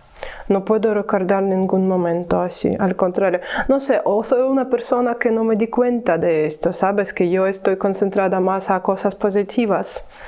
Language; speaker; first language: Spanish; non-native, learner; Ukrainian